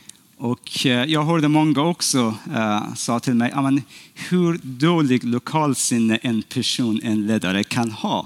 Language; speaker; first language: Swedish; non-native, fluent; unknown